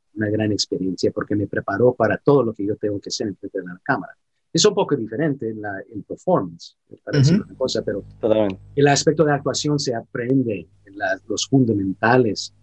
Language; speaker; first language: Spanish; early bilingual, heritage; Spanish